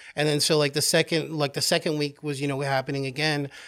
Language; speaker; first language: English; native; English